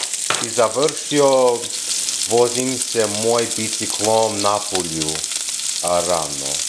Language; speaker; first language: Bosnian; non-native, learner; English